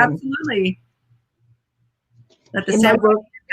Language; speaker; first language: English; native; English